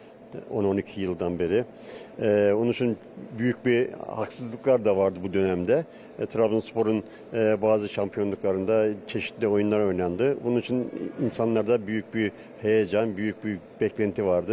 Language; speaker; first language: Turkish; native; Turkish